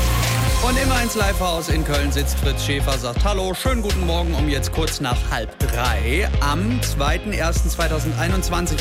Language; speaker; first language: German; native; German